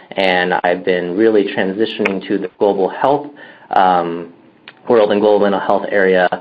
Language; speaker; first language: English; native; English